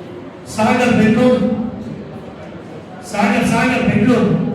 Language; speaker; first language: Kannada; native; Kannada